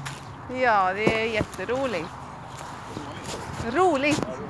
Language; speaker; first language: Swedish; non-native, fluent; Latvian